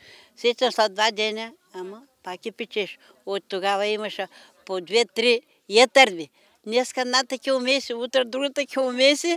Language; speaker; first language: Bulgarian; native; Bulgarian